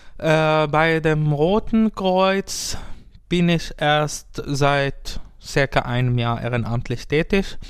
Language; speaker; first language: German; non-native, fluent; Arabic